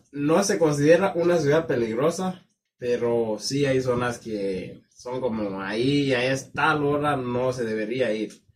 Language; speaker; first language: Spanish; non-native, fluent; Swahili